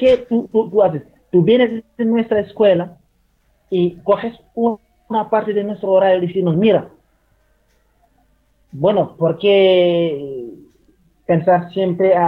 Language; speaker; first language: Spanish; non-native, fluent; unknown